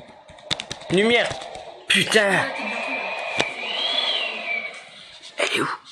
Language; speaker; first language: French; native; French